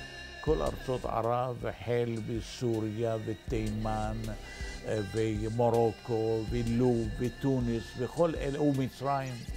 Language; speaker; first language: Hebrew; non-native, fluent; Arabic